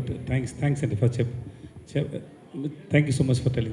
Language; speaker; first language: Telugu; non-native, learner; Tamil